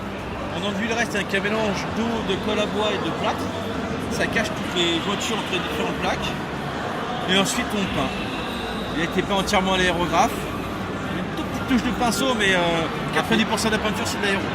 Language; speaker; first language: French; native; French